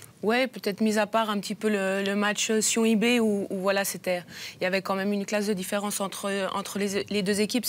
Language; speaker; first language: French; native; French